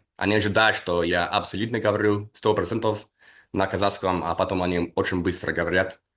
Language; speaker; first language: Russian; non-native, fluent; English